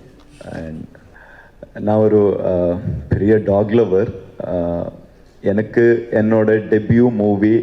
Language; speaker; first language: Tamil; non-native, learner; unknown